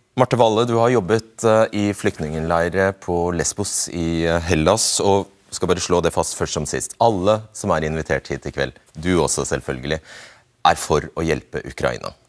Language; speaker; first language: Norwegian; native; Norwegian